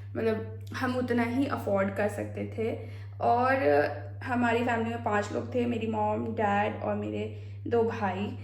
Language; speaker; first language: Hindi; native; Hindi